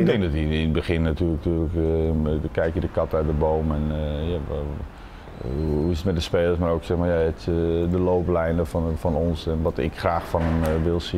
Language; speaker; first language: Dutch; native; Dutch